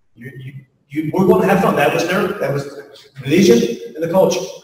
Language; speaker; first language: English; native; English